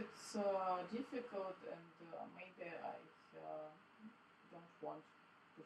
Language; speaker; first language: English; non-native, learner; Russian